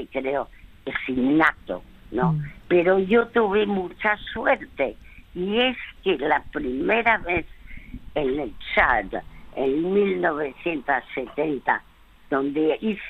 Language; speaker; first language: Spanish; early bilingual, other home language; French